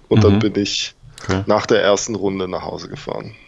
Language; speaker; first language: German; native; German